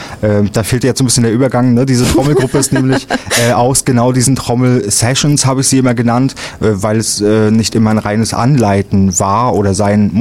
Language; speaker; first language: German; native; German